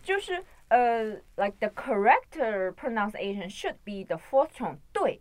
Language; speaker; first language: English; non-native, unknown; Chinese